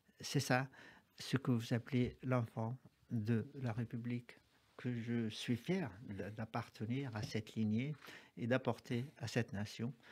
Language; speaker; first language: French; non-native, fluent; Arabic